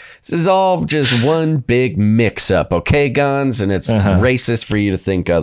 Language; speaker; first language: English; native; English